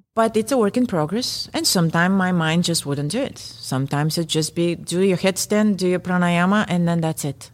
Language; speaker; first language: English; non-native, fluent; Bulgarian